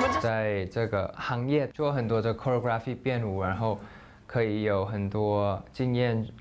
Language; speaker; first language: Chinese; non-native, fluent; Thai